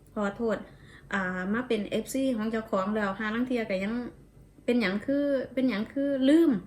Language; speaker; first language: Thai; non-native, local second language; Northeastern Thai